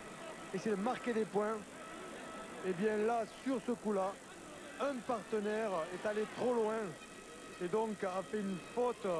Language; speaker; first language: French; native; French